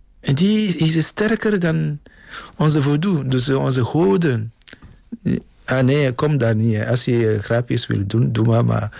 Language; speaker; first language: Dutch; non-native, fluent; Ewe